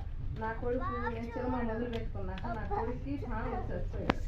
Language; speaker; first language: Telugu; native; Telugu